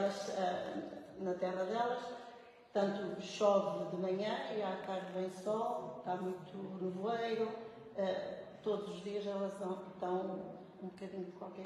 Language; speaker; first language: Portuguese; early bilingual, heritage; French